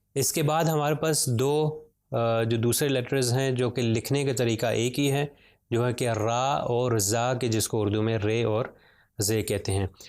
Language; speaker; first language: Urdu; native; Urdu